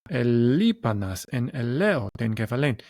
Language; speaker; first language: Greek; non-native, learner; English